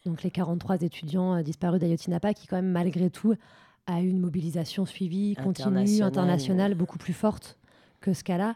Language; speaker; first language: French; native; French